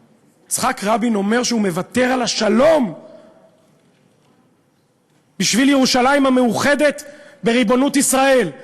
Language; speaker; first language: Hebrew; native; Hebrew